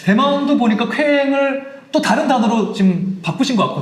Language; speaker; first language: Korean; native; Korean